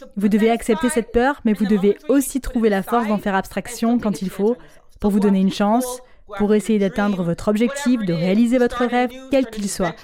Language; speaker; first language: French; non-native, local second language; English